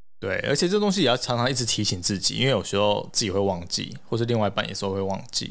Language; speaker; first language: Chinese; native; Chinese